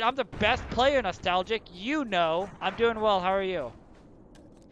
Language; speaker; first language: English; native; English